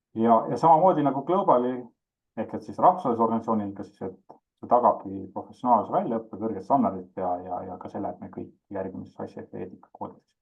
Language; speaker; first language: Estonian; native; Estonian